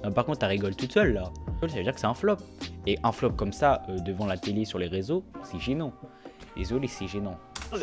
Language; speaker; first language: French; native; French